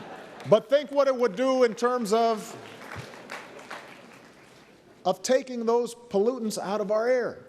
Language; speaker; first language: English; native; English